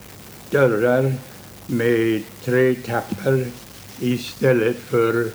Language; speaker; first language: Swedish; early bilingual, heritage; Swedish